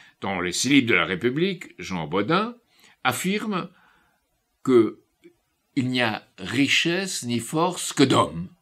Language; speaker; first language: French; native; French